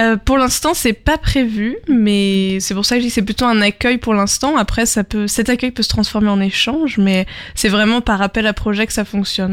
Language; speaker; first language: French; native; French